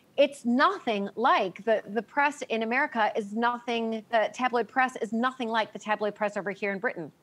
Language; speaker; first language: English; native; English